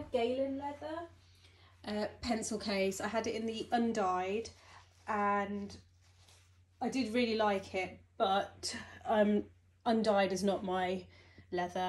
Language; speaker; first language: English; native; English